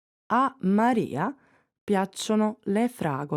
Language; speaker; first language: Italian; non-native, fluent; English